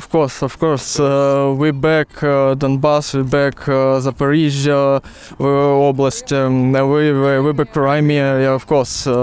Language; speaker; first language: English; non-native, learner; Ukrainian